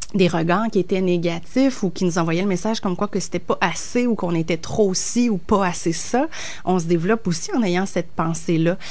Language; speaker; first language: French; native; French